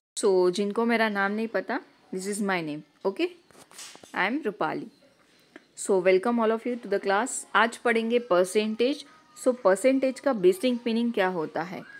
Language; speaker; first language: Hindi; non-native, local second language; Marathi